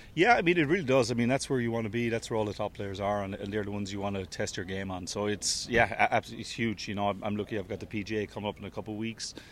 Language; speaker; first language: English; native; English